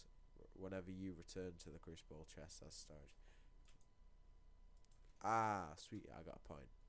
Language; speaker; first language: English; native; English